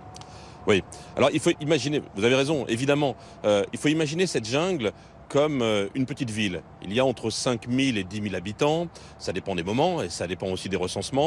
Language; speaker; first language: French; native; French